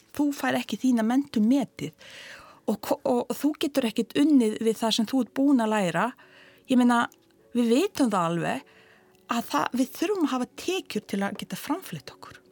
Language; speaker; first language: Icelandic; non-native, fluent; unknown